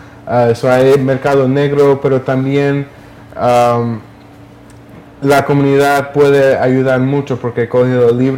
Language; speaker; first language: Spanish; early bilingual, heritage; English